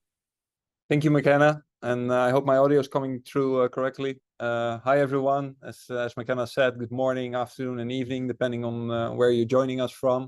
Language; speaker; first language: English; non-native, fluent; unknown